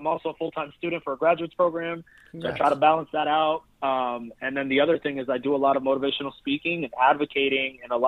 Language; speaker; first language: English; native; English